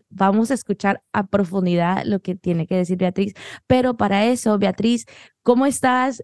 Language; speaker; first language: Spanish; early bilingual, heritage; Spanish